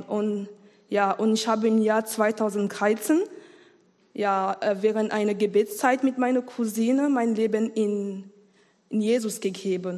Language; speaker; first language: German; non-native, learner; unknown